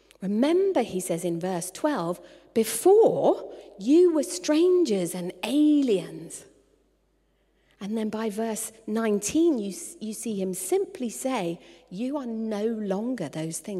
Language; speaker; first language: English; native; English